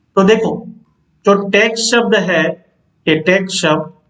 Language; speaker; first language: Hindi; non-native, local second language; Gujarati